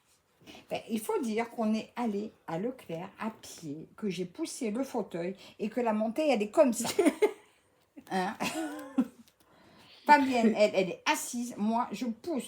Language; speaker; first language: French; native; French